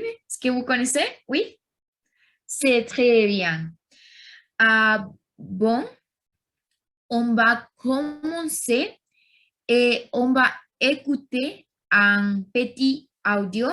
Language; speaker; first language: French; non-native, learner; Spanish